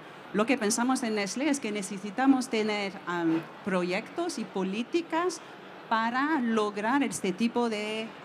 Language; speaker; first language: Spanish; non-native, fluent; French